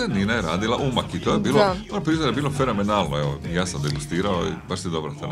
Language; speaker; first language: Croatian; native; Croatian